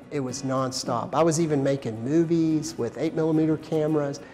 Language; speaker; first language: English; native; English